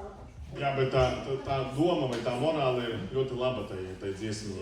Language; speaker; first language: Latvian; non-native, local second language; Russian